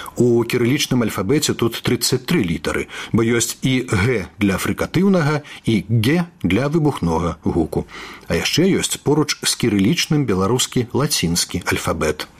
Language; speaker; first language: Belarusian; native; Belarusian